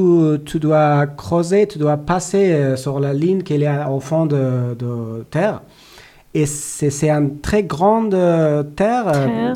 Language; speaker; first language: French; non-native, learner; Persian